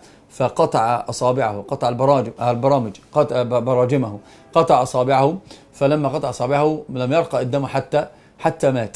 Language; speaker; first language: Arabic; native; Arabic